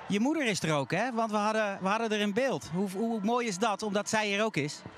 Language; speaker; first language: Dutch; native; Dutch